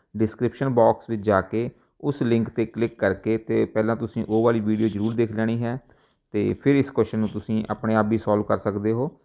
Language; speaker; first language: Hindi; non-native, local second language; Punjabi